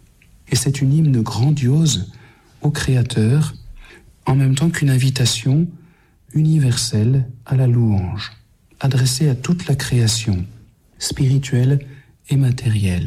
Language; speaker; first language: French; native; French